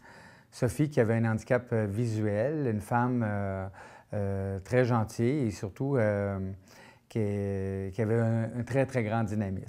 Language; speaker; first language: French; native; French